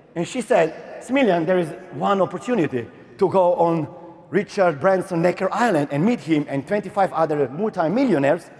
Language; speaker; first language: English; non-native, fluent; Slovenian